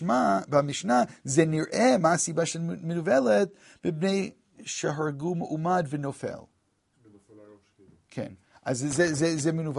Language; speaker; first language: Hebrew; non-native, fluent; English